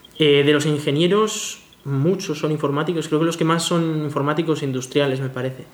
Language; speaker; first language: Spanish; native; Spanish